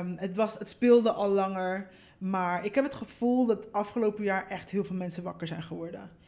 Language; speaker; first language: Dutch; early bilingual, other home language; Spanish